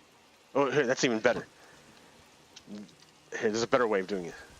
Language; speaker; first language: English; native; English